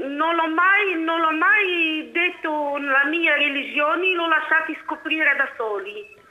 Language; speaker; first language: Italian; non-native, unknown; Arabic